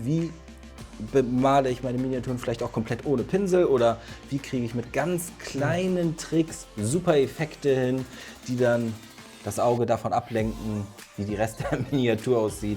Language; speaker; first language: German; native; German